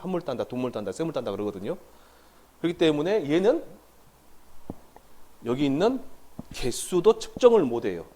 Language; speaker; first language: Korean; native; Korean